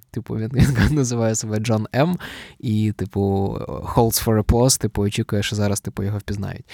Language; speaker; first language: Ukrainian; native; Ukrainian